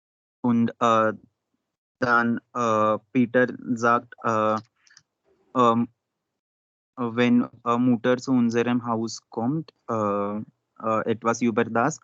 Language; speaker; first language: German; non-native, learner; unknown